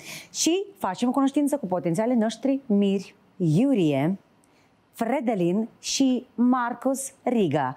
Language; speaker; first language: Romanian; native; Romanian